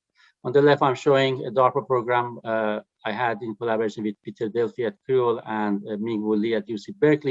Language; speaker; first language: English; non-native, fluent; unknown